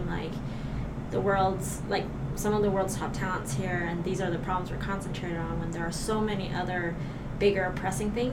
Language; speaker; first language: English; non-native, local second language; Cantonese